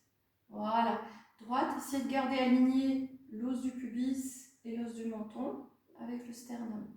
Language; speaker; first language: French; native; French